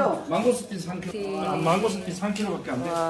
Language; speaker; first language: Korean; native; Korean